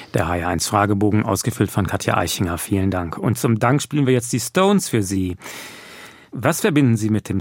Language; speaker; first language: German; native; German